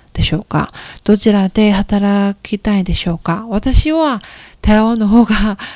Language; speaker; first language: Japanese; non-native, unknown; Chinese